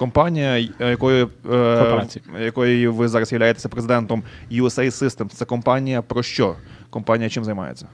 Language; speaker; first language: Ukrainian; native; Ukrainian